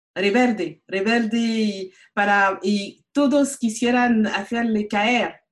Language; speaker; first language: Spanish; non-native, fluent; French